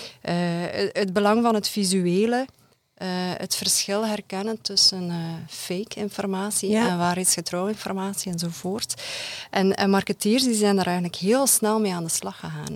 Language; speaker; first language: Dutch; native; Dutch